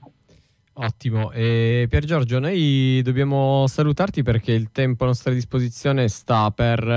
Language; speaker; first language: Italian; native; Italian